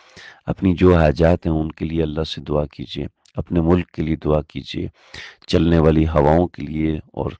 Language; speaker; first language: Urdu; native; Urdu